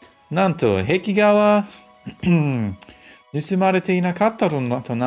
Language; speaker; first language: Japanese; non-native, learner; German